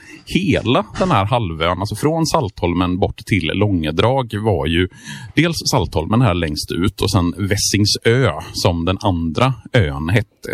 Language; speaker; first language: Swedish; native; Swedish